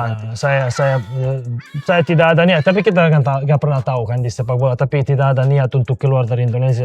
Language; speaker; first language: Indonesian; non-native, fluent; Serbian